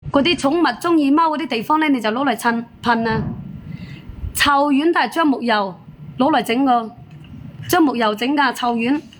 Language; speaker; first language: Cantonese; native; Cantonese